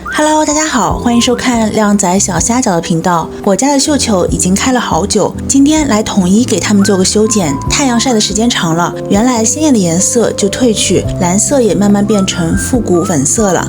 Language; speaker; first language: Chinese; native; Chinese